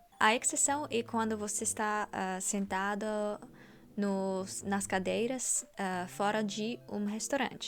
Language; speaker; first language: Portuguese; non-native, fluent; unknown